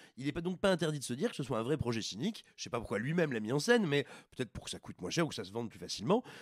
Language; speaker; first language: French; native; French